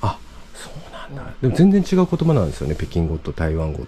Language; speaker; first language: Japanese; native; Japanese